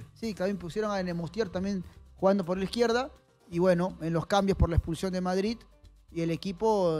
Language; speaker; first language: Spanish; native; Spanish